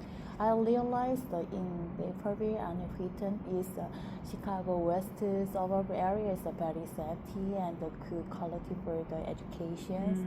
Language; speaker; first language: English; non-native, learner; Korean